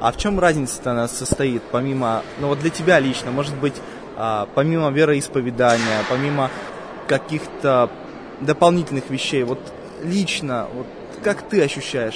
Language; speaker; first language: Russian; native; Russian